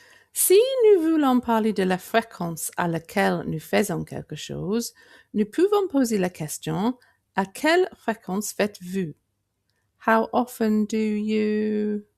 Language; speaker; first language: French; non-native, fluent; English